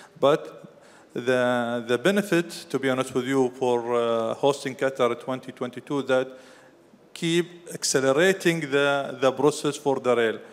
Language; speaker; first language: English; non-native, fluent; Arabic